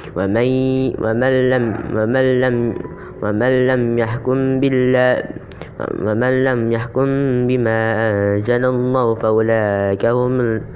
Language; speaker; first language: Arabic; non-native, learner; Indonesian